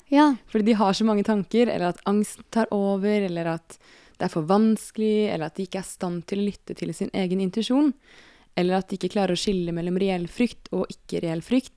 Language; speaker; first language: Norwegian; native; Norwegian